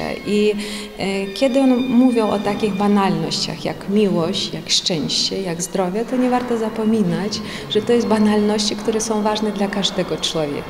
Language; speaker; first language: Polish; non-native, fluent; Ukrainian